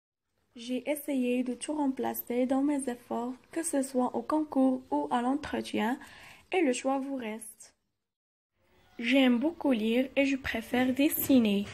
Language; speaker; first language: French; non-native, local second language; Arabic